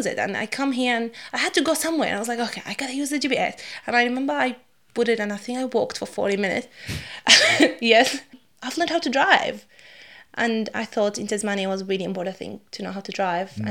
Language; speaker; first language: English; non-native, fluent; Arabic